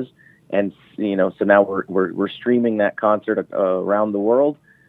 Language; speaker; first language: English; native; English